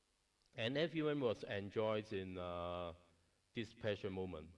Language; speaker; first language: English; non-native, learner; Cantonese